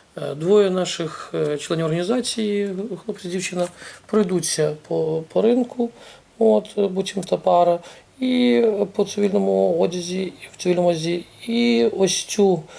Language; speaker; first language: Ukrainian; native; Ukrainian